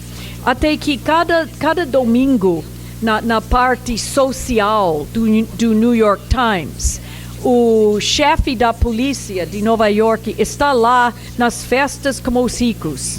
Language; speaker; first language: Portuguese; non-native, fluent; English